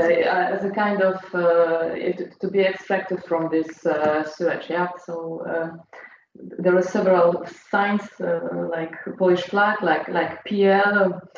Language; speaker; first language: English; non-native, learner; Polish